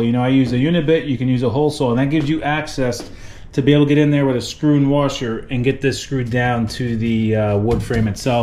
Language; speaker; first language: English; native; English